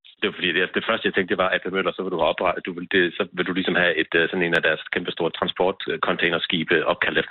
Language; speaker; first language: Danish; native; Danish